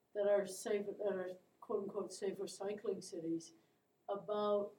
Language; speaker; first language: English; non-native, fluent; Dutch